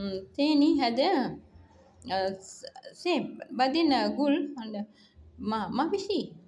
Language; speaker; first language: Arabic; non-native, learner; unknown